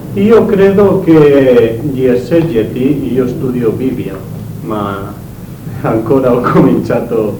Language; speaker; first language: Italian; non-native, learner; Spanish